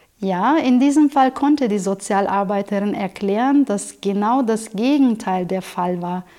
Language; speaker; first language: German; non-native, fluent; Turkish